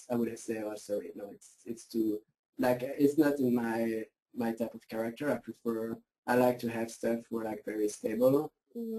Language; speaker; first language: English; non-native, fluent; French